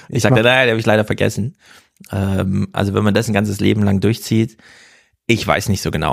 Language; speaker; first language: German; native; German